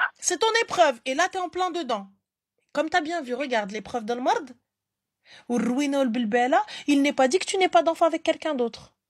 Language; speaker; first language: French; early bilingual, other home language; Arabic